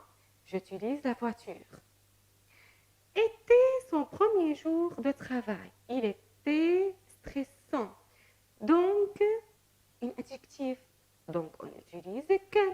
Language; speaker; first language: French; non-native, fluent; Arabic